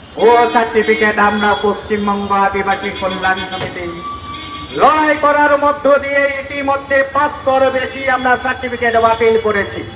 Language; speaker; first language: Bangla; non-native, local second language; Santali